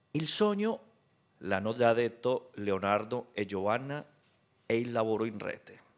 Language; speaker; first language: Italian; non-native, fluent; Spanish